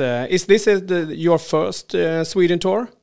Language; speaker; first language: English; non-native, fluent; Swedish